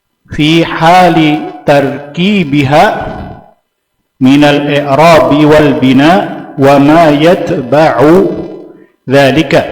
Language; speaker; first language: Arabic; non-native, fluent; Indonesian